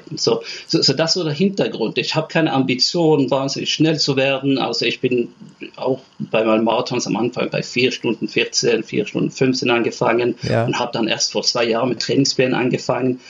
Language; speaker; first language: German; non-native, fluent; Norwegian